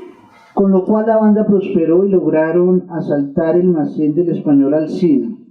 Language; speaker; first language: Spanish; native; Spanish